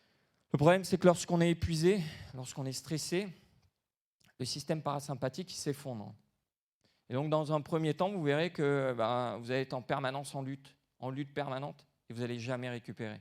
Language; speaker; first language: French; native; French